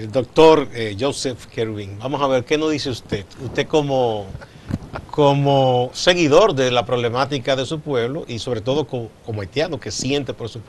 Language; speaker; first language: Spanish; native; Spanish